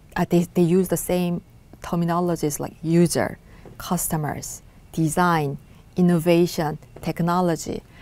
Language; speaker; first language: English; non-native, fluent; Korean